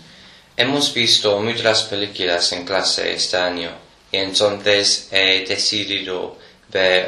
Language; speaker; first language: Spanish; non-native, learner; English